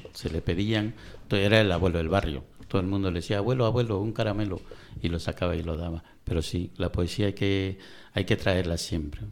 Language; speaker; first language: Spanish; native; Spanish